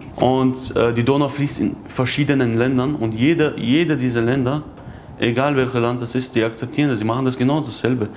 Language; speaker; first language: German; early bilingual, other home language; Chechen